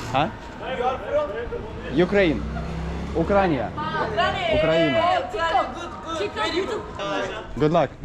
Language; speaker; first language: English; non-native, learner; Russian